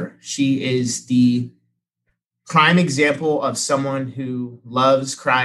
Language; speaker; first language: English; native; English